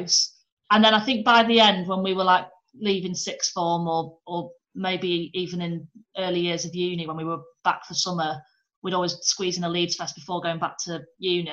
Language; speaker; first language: English; native; English